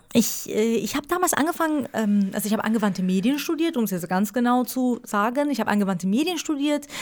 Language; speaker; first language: German; early bilingual, other home language; Persian